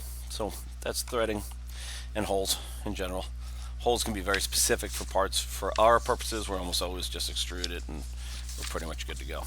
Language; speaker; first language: English; native; English